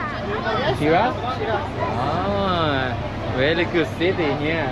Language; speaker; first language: English; non-native, learner; Thai